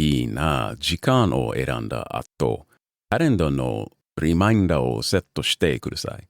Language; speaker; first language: Japanese; non-native, learner; English